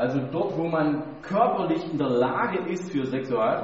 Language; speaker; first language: German; native; German